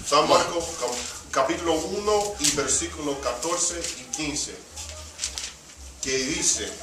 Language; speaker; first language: Spanish; early bilingual, heritage; Spanish